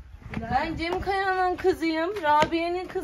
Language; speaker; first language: Turkish; native; Turkish